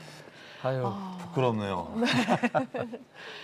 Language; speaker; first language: Korean; native; Korean